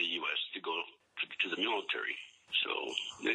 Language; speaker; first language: English; early bilingual, other home language; Spanish